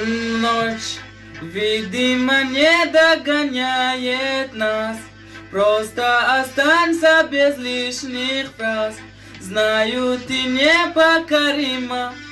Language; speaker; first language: Russian; non-native, fluent; Tajik